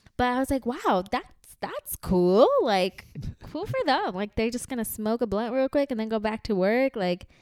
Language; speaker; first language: English; early bilingual, heritage; Spanish